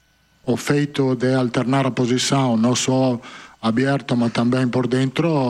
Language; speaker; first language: Portuguese; non-native, fluent; Italian